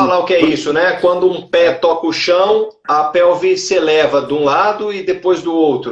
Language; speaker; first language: Portuguese; native; Portuguese